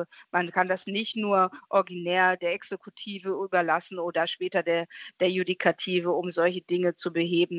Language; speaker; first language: German; native; German